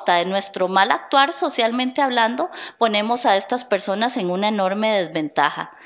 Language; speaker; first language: Spanish; native; Spanish